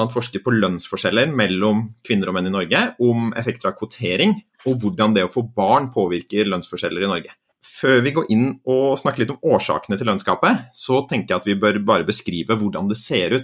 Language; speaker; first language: Norwegian; native; Norwegian